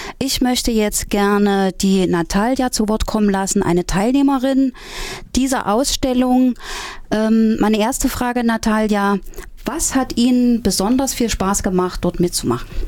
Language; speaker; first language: German; native; German